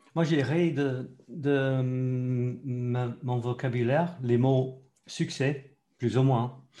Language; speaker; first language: French; non-native, fluent; English